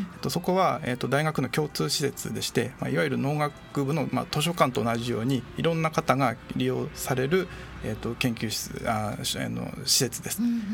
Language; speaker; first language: Japanese; native; Japanese